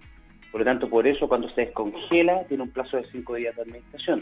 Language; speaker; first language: Spanish; native; Spanish